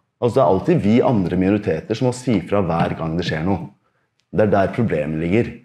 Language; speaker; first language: Norwegian; early bilingual, other home language; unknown